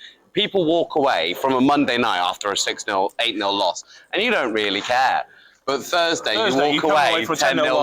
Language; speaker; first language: English; native; English